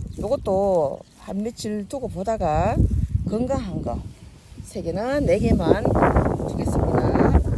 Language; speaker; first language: Korean; native; Korean